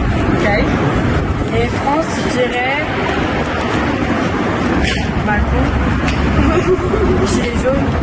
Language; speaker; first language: French; non-native, learner; Italian